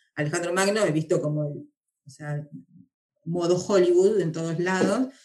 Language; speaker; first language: Spanish; native; Spanish